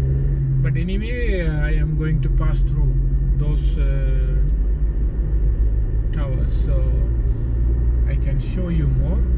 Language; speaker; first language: English; non-native, fluent; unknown